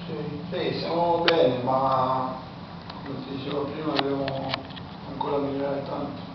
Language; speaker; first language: Italian; non-native, fluent; Spanish